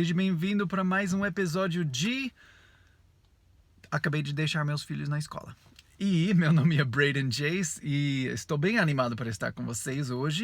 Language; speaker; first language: Portuguese; non-native, fluent; English